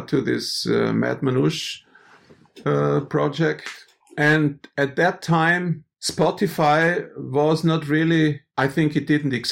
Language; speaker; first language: English; non-native, fluent; German